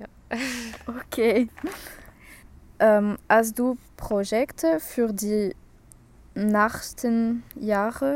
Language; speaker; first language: German; non-native, learner; French